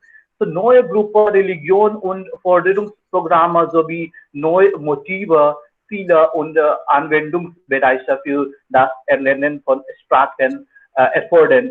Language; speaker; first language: German; non-native, fluent; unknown